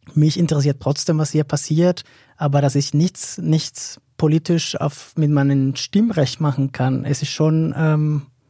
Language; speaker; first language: German; non-native, fluent; Spanish